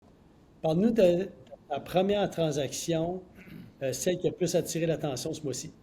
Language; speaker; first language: French; native; French